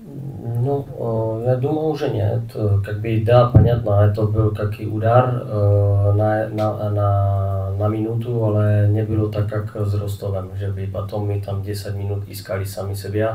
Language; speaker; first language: Russian; non-native, fluent; Czech